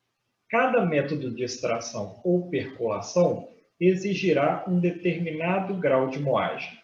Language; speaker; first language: Portuguese; native; Portuguese